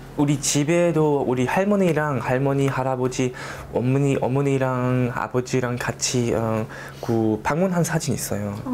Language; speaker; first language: Korean; early bilingual, heritage; German